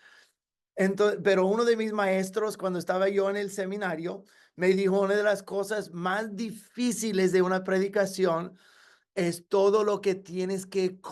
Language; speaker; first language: Spanish; non-native, fluent; English